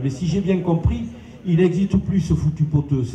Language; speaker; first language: French; native; French